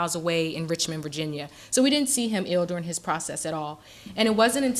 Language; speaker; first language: English; native; English